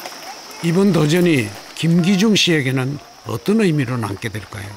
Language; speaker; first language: Korean; native; Korean